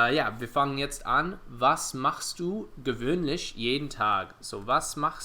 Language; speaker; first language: German; non-native, fluent; English